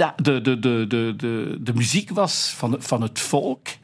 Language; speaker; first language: Dutch; non-native, fluent; French